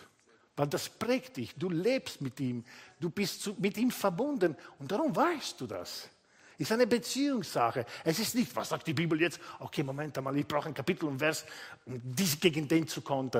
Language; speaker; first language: German; non-native, fluent; Italian